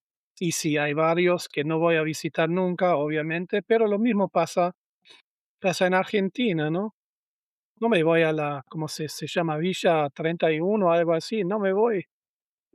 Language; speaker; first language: Spanish; non-native, learner; German